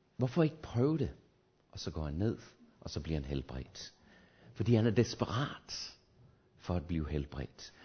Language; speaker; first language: Danish; native; Danish